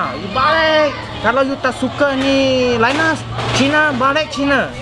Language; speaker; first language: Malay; non-native, local second language; Cantonese